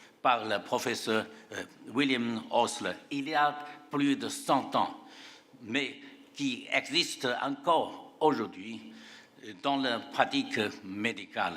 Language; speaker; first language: French; non-native, fluent; Chinese